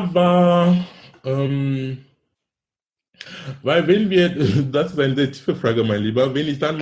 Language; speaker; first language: German; non-native, fluent; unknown